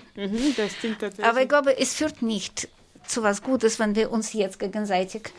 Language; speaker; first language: German; non-native, fluent; Russian